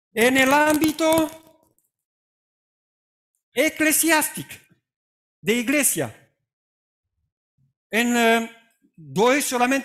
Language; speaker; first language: Spanish; non-native, fluent; Romanian